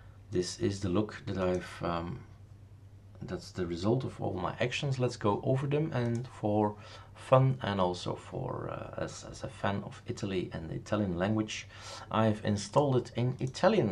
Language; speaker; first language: English; non-native, fluent; Dutch